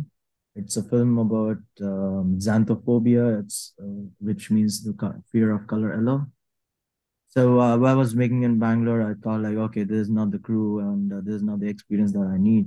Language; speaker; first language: English; non-native, local second language; Telugu